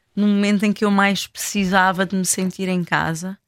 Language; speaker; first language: Portuguese; non-native, local second language; Kabuverdianu